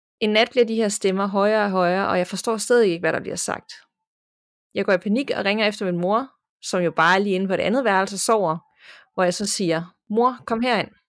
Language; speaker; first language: Danish; native; Danish